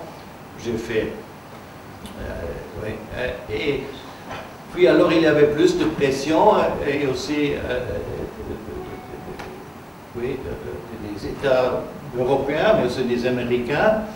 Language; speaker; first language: French; non-native, fluent; German